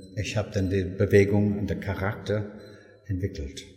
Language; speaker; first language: German; non-native, learner; English